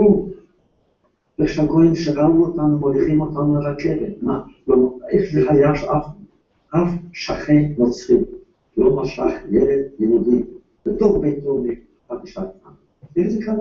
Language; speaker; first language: Hebrew; non-native, fluent; Yiddish